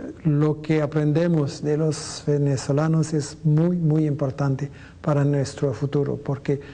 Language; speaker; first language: Spanish; non-native, fluent; French